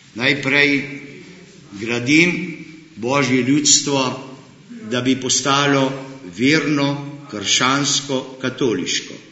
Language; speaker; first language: Slovenian; early bilingual, heritage; Slovenian